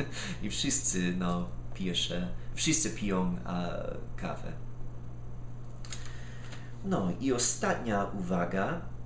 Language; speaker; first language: Polish; non-native, fluent; English